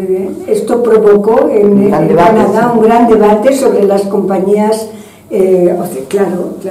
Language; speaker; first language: Spanish; non-native, fluent; French